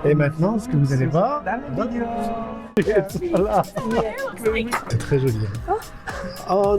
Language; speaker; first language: French; native; French